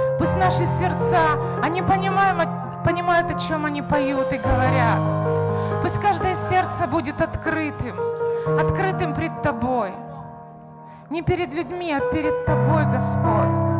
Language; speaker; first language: Russian; native; Russian